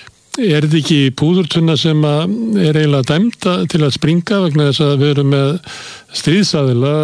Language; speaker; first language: Icelandic; native; Icelandic